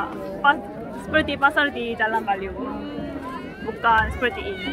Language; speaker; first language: Indonesian; non-native, learner; Korean